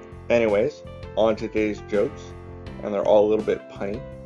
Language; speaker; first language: English; native; English